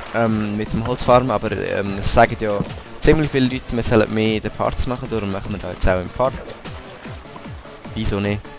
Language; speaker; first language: German; native; German